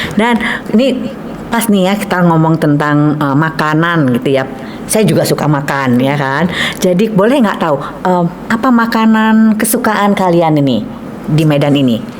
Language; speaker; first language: Indonesian; native; Indonesian